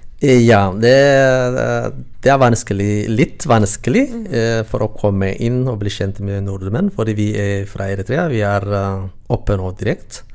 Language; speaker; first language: Norwegian; non-native, learner; Tigrinya